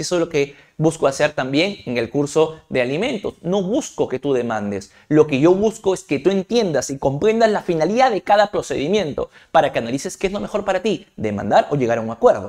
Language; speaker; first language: Spanish; native; Spanish